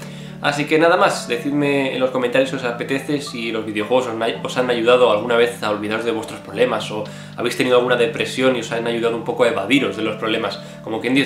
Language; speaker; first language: Spanish; native; Spanish